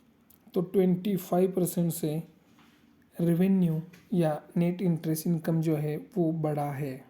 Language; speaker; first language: Hindi; non-native, local second language; Marathi